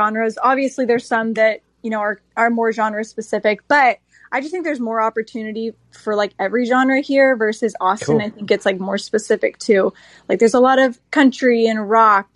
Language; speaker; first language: English; native; English